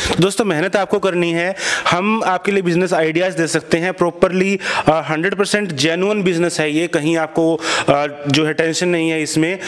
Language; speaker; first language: Hindi; native; Hindi